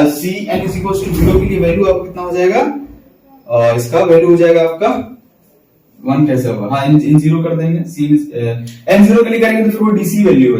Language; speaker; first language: Hindi; native; Hindi